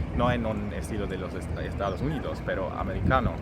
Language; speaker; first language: Spanish; non-native, learner; Swiss German